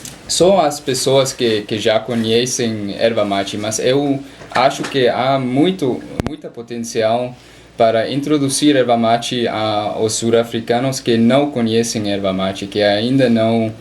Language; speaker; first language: Portuguese; non-native, learner; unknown